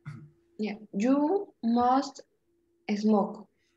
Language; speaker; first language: English; non-native, learner; Spanish